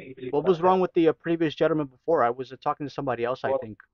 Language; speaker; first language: English; native; English